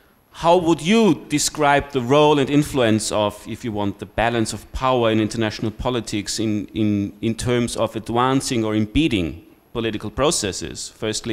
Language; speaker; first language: English; non-native, fluent; German